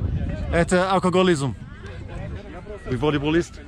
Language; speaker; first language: Russian; non-native, learner; English